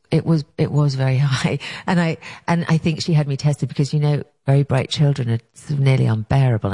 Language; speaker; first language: English; native; English